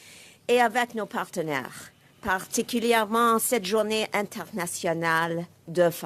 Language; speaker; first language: French; non-native, learner; English